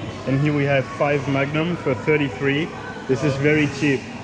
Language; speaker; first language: English; non-native, fluent; German